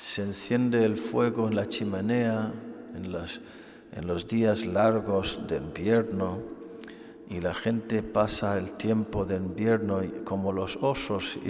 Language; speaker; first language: Spanish; non-native, fluent; English